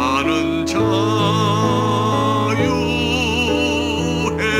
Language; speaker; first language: Korean; native; Korean